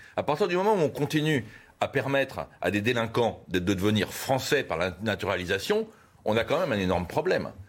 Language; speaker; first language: French; native; French